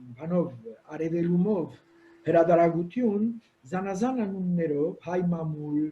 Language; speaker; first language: Armenian; early bilingual, heritage; Armenian